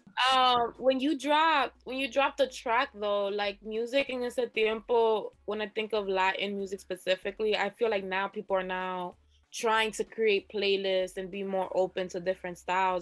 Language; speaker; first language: English; early bilingual, other home language; Spanish